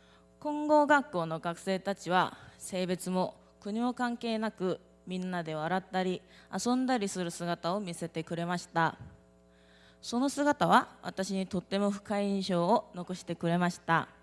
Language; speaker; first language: Japanese; non-native, learner; Korean